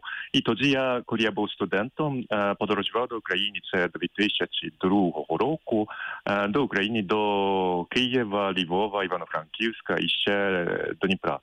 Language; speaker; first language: Ukrainian; non-native, fluent; Japanese